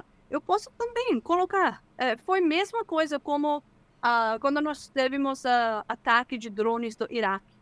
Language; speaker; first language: Portuguese; non-native, fluent; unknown